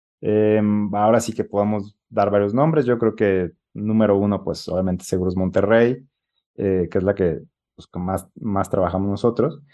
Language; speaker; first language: Spanish; native; Spanish